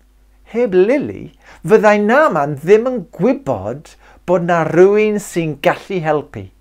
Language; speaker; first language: Welsh; non-native, local second language; English